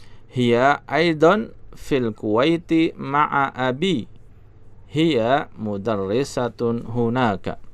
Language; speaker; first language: Arabic; non-native, learner; Indonesian